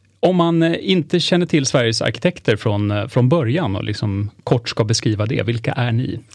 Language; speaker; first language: Swedish; native; Swedish